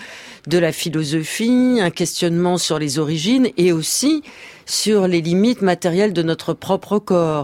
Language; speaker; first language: French; native; French